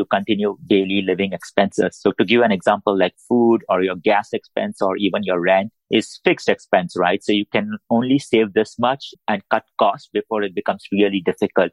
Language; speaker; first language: English; non-native, local second language; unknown